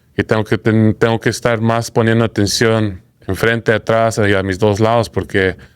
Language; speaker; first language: Spanish; early bilingual, heritage; Spanish